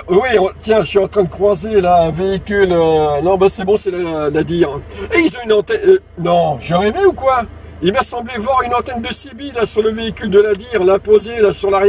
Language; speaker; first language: French; native; French